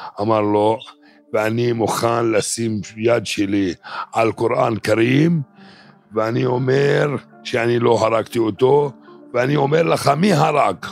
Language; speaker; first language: Hebrew; non-native, local second language; Arabic